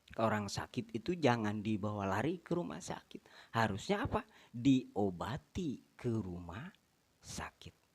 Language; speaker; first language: Indonesian; non-native, local second language; Sundanese